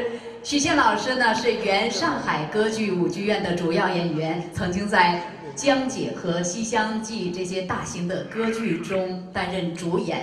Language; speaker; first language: Chinese; native; Chinese